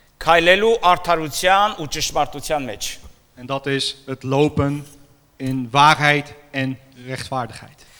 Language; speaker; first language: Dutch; non-native, fluent; Armenian